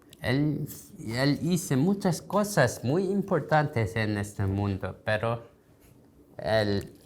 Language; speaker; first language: Spanish; non-native, learner; Korean